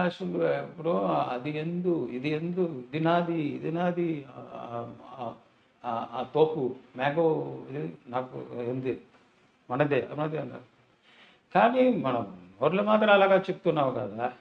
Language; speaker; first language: Telugu; non-native, learner; Tamil